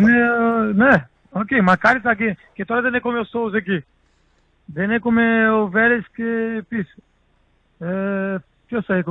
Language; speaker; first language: Greek; non-native, learner; Portuguese